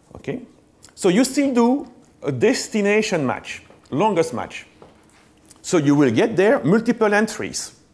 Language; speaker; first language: English; non-native, fluent; French